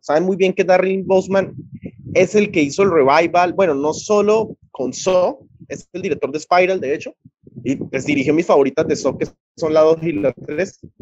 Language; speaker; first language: Spanish; native; Spanish